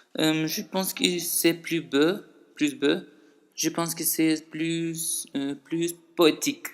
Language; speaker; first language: French; non-native, learner; Spanish